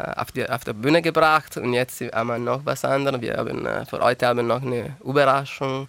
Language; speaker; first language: German; non-native, learner; Italian